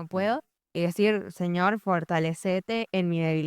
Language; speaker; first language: Spanish; native; Spanish